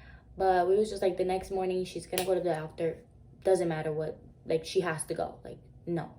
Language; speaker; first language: English; native; English